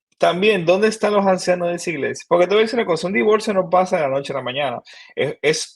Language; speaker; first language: Spanish; native; Spanish